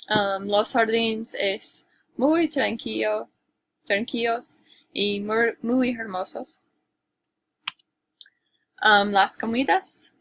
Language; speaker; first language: Spanish; non-native, learner; English